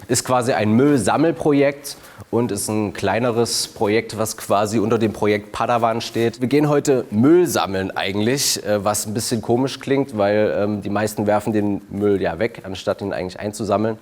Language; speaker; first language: German; native; German